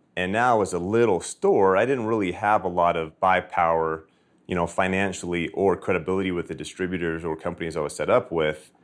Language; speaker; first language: English; native; English